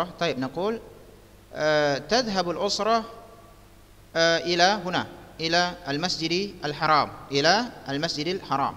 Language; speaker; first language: Arabic; non-native, fluent; Indonesian